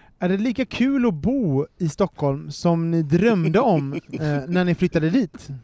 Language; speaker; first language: Swedish; native; Swedish